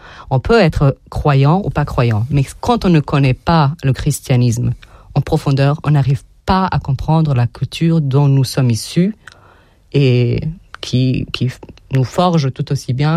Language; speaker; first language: French; non-native, fluent; Serbian